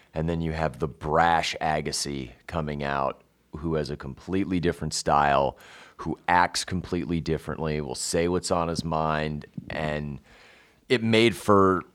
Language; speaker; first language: English; native; English